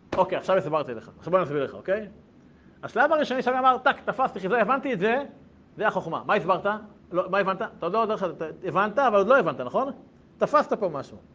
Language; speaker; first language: Hebrew; native; Hebrew